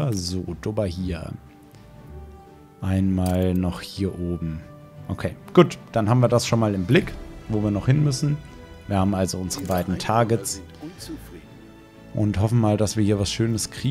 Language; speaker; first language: German; native; German